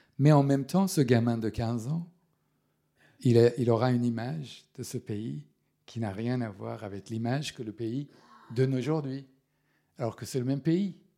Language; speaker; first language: French; non-native, fluent; Persian